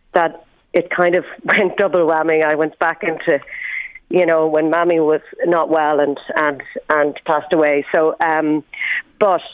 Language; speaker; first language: English; native; English